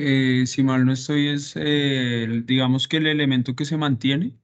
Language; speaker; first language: Spanish; native; Spanish